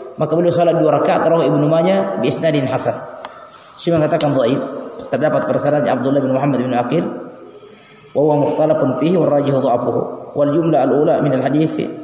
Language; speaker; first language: Indonesian; native; Indonesian